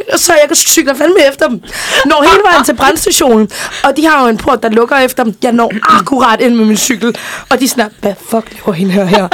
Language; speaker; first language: Danish; early bilingual, other home language; Spanish